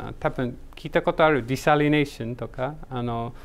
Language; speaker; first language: Japanese; non-native, learner; English